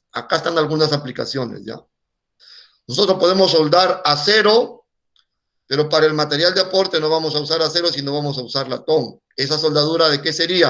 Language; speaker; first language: Spanish; native; Spanish